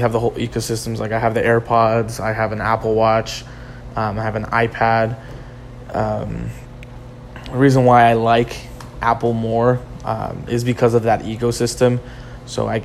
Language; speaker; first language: English; native; English